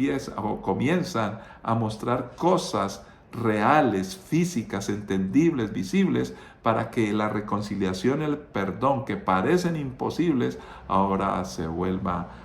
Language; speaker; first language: Spanish; native; Spanish